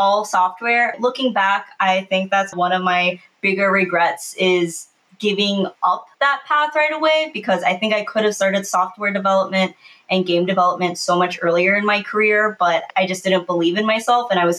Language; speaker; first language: English; native; English